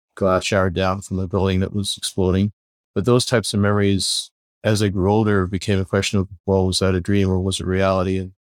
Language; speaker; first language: English; native; English